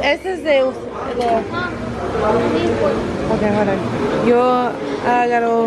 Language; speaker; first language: Spanish; early bilingual, heritage; Spanish